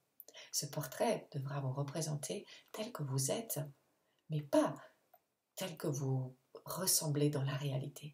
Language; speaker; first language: French; non-native, fluent; Italian